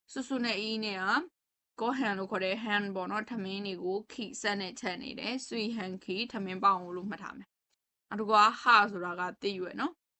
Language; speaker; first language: Burmese; native; Burmese